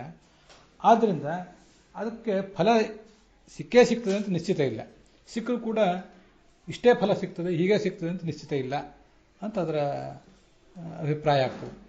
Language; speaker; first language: Kannada; native; Kannada